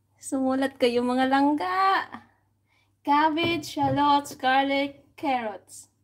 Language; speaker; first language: Filipino; non-native, local second language; Hiligaynon